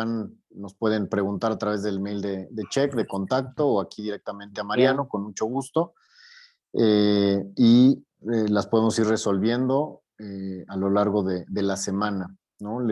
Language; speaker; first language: Spanish; native; Spanish